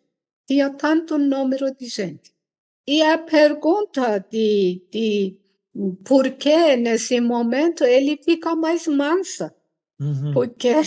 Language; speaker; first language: Portuguese; non-native, fluent; Persian